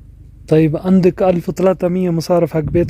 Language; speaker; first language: Arabic; non-native, learner; Urdu